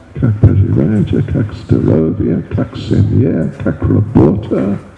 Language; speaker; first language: Russian; non-native, learner; English